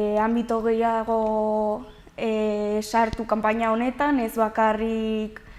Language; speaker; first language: Basque; non-native, local second language; Spanish